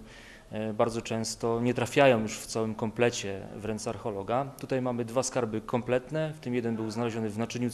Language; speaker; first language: Polish; native; Polish